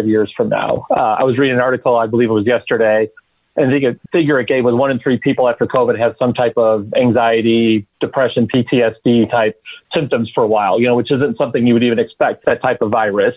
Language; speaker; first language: English; native; English